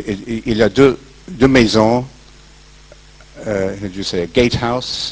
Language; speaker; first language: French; non-native, fluent; English